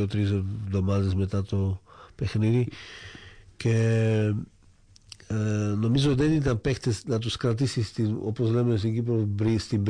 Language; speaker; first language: Greek; non-native, fluent; Slovak